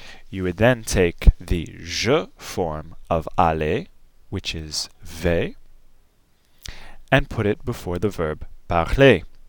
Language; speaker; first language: English; native; English